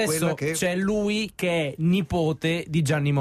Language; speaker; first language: Italian; native; Italian